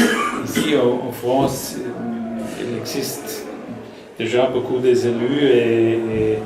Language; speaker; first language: French; non-native, learner; German